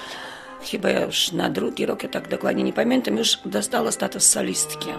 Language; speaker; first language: Polish; non-native, fluent; Russian